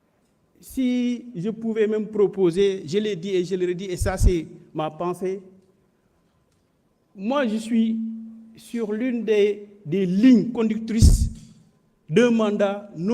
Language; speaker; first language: French; non-native, local second language; Wolof